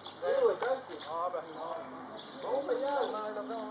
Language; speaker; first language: Spanish; non-native, learner; Haitian Creole